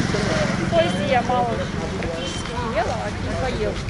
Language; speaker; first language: Russian; native; Russian